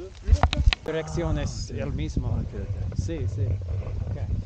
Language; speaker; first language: Spanish; non-native, learner; English